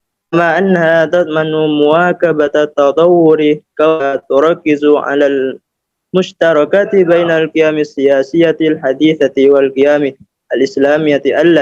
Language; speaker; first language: Arabic; non-native, learner; Indonesian